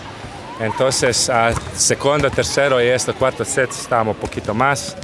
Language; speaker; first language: Spanish; non-native, learner; Croatian